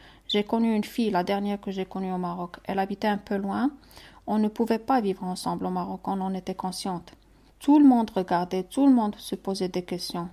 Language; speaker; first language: French; non-native, local second language; Arabic